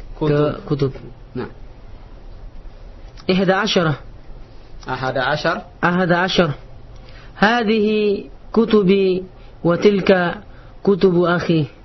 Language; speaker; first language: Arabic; non-native, learner; Indonesian